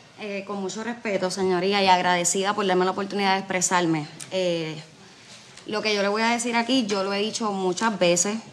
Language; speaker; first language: Spanish; native; Spanish